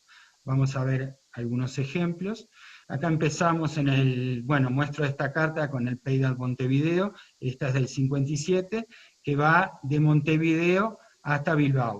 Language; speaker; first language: Spanish; native; Spanish